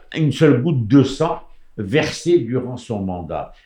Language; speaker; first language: French; native; French